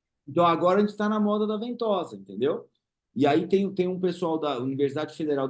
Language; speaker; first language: Portuguese; native; Portuguese